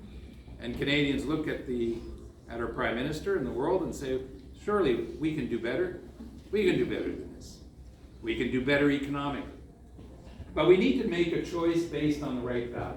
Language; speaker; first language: English; non-native, local second language; French